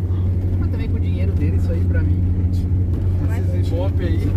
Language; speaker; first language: Portuguese; native; Portuguese